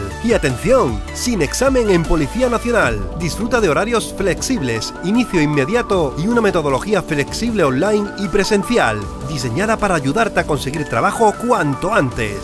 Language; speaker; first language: Spanish; native; Spanish